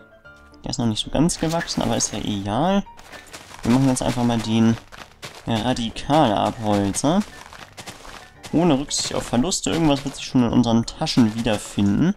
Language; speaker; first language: German; native; German